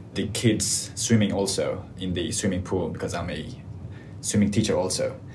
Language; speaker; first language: English; non-native, fluent; Persian